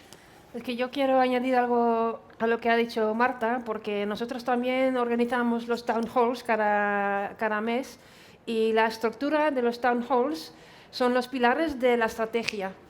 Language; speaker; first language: Spanish; non-native, fluent; Dutch